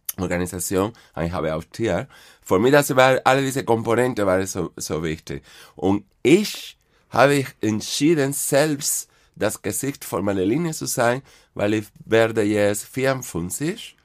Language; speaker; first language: German; non-native, fluent; Spanish